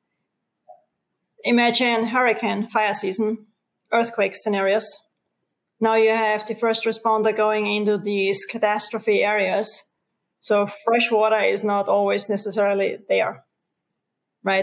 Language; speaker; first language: English; non-native, fluent; German